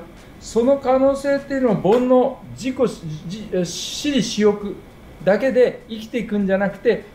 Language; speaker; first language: Japanese; native; Japanese